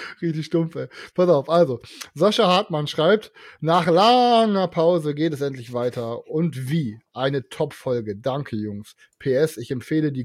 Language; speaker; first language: German; native; German